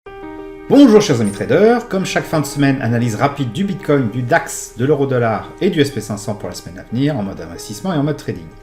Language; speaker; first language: French; native; French